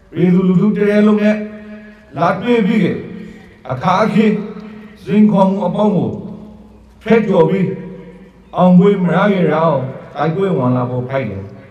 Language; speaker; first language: Burmese; native; Burmese